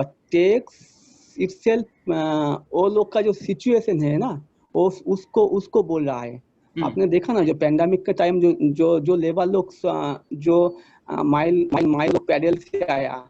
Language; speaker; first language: Hindi; non-native, local second language; Bangla